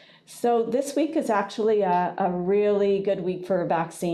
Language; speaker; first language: English; native; English